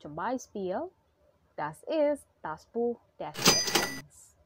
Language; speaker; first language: German; non-native, fluent; Indonesian